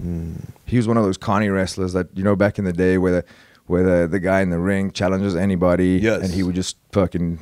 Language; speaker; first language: English; native; English